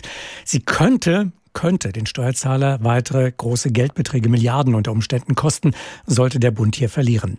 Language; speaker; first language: German; native; German